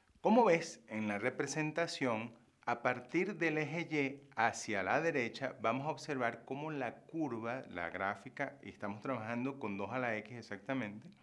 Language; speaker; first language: Spanish; native; Spanish